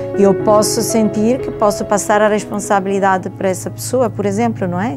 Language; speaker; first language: Portuguese; non-native, fluent; Italian